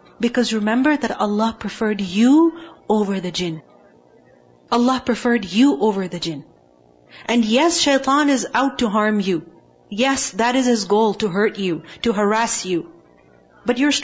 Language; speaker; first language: English; non-native, local second language; Urdu